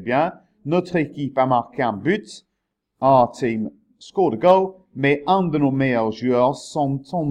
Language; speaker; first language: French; non-native, fluent; English